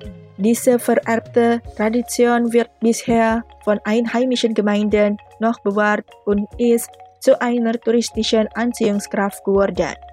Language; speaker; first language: German; non-native, fluent; Indonesian